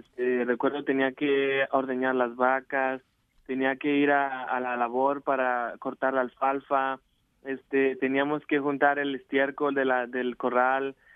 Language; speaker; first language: Spanish; native; Spanish